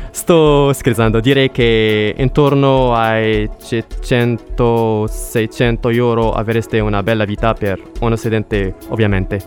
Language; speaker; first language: Italian; non-native, learner; Arabic